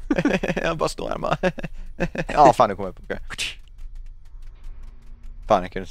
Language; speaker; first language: Swedish; native; Swedish